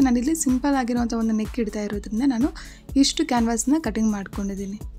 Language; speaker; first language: Kannada; native; Kannada